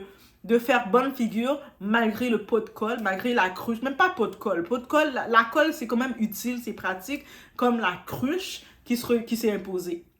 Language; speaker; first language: French; native; French